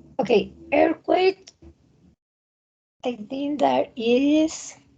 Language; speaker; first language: English; non-native, learner; Spanish